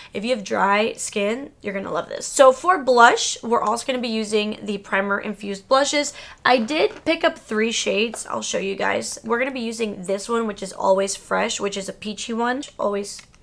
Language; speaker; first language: English; early bilingual, other home language; Spanish